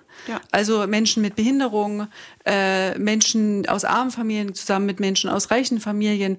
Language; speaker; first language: German; native; German